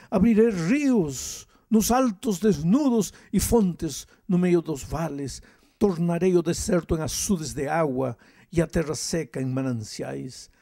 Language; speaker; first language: Portuguese; non-native, fluent; Spanish